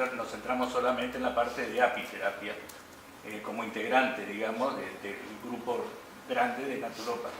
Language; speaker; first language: Spanish; native; Spanish